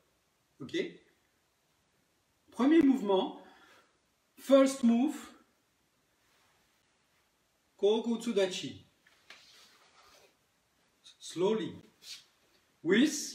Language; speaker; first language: English; non-native, learner; French